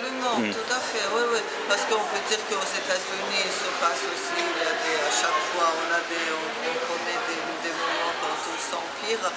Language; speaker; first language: French; non-native, fluent; Georgian